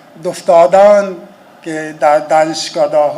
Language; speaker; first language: Persian; non-native, fluent; Urdu